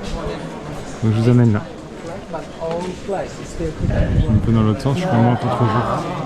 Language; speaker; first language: French; native; French